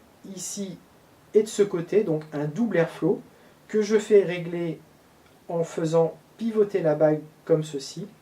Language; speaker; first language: French; native; French